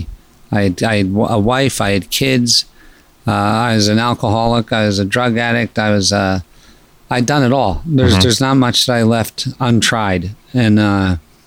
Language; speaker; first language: English; native; English